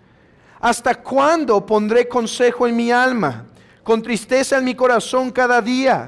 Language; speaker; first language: Spanish; native; Spanish